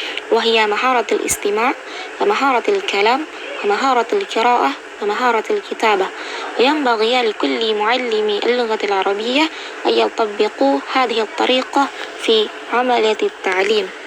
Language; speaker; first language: Arabic; non-native, learner; Indonesian